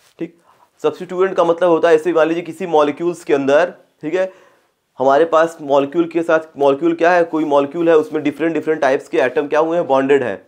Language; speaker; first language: Hindi; native; Hindi